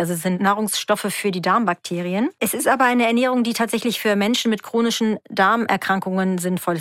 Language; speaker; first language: German; native; German